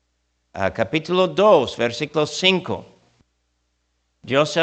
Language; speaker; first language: Spanish; non-native, fluent; English